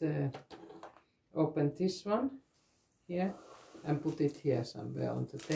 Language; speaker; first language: English; non-native, learner; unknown